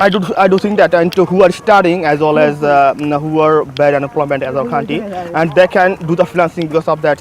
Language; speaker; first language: English; non-native, fluent; Bangla